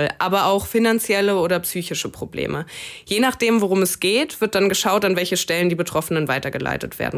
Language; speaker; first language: German; native; German